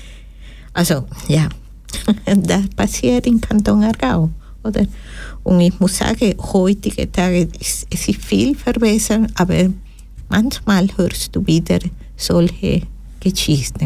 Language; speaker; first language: German; non-native, learner; Spanish